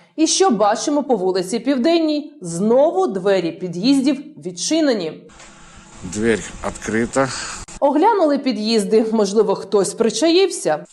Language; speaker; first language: Ukrainian; native; Ukrainian